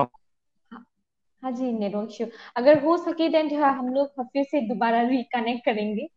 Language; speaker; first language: Hindi; non-native, local second language; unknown